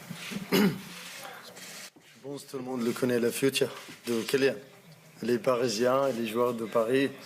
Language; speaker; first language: French; non-native, learner; Arabic